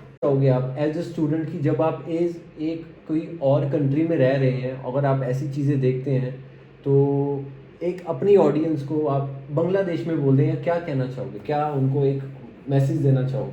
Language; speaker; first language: Hindi; native; Hindi